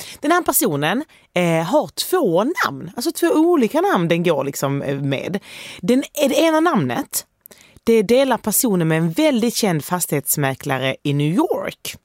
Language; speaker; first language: Swedish; native; Swedish